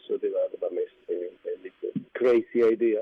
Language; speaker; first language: Swedish; non-native, fluent; Spanish